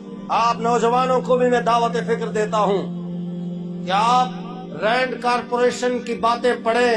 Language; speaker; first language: Urdu; native; Urdu